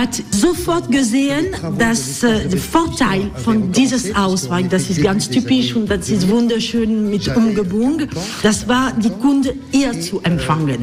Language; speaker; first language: German; non-native, learner; French